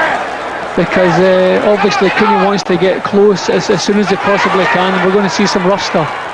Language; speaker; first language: English; native; English